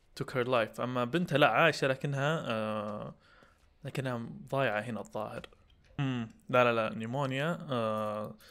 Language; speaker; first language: Arabic; native; Arabic